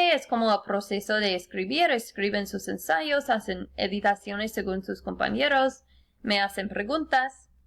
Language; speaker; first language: Spanish; non-native, fluent; English